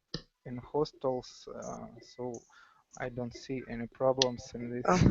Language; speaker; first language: English; non-native, learner; Russian